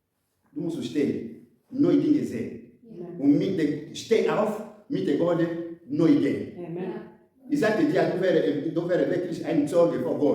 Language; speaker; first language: German; non-native, learner; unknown